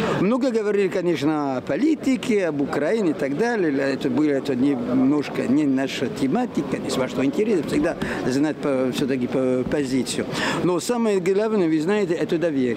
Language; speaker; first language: Russian; non-native, fluent; French